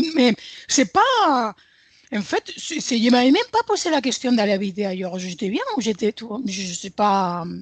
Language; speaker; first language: French; non-native, fluent; Spanish